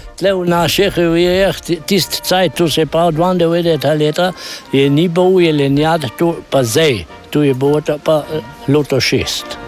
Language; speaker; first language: Slovenian; native; Slovenian